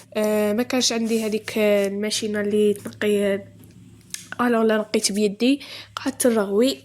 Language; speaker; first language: Arabic; native; Arabic